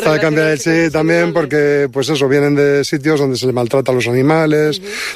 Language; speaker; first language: Spanish; native; Spanish